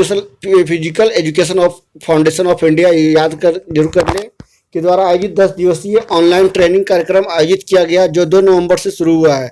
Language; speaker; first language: Hindi; native; Hindi